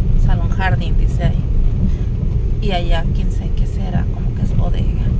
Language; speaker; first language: Spanish; native; Spanish